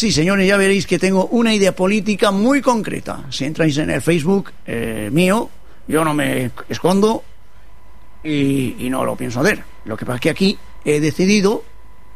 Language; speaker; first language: Spanish; non-native, local second language; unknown